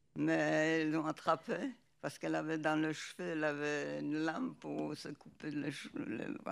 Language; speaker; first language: French; non-native, fluent; Polish